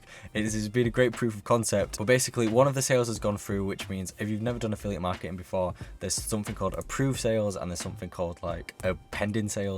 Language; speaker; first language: English; native; English